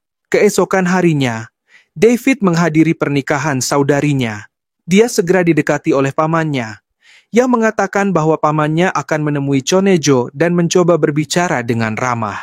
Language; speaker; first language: Indonesian; native; Indonesian